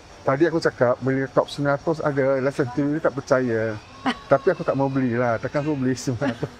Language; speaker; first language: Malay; non-native, local second language; Chinese